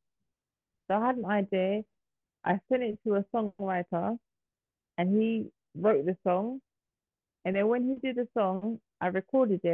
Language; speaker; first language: English; native; English